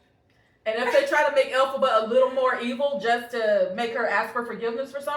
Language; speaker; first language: English; native; English